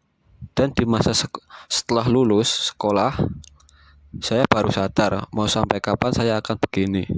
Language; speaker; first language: Indonesian; native; Indonesian